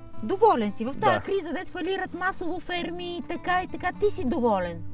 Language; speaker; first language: Bulgarian; native; Bulgarian